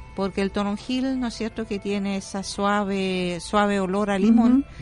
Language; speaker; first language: Spanish; non-native, fluent; German